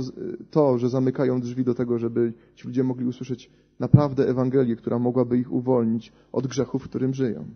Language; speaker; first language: Polish; native; Polish